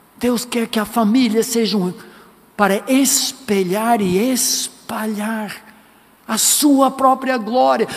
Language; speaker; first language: Portuguese; non-native, fluent; English